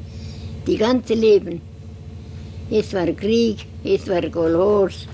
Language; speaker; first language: German; non-native, learner; Estonian